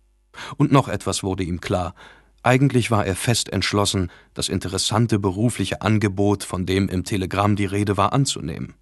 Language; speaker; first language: German; native; German